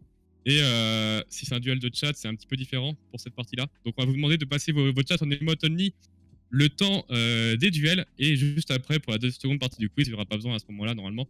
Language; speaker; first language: French; native; French